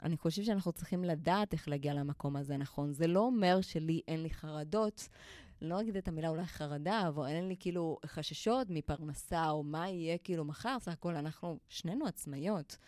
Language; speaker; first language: Hebrew; non-native, fluent; Spanish